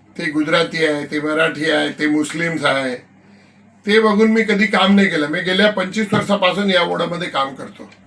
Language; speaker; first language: Marathi; non-native, local second language; Gujarati